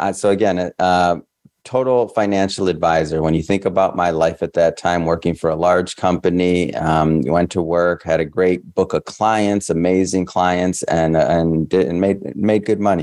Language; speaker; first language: English; native; English